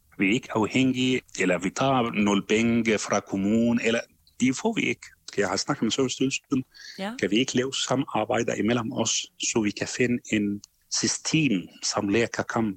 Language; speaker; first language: Danish; non-native, fluent; Arabic